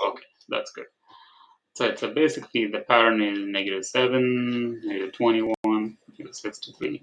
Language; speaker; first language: English; non-native, fluent; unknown